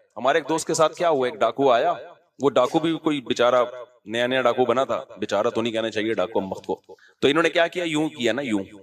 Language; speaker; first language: Urdu; native; Urdu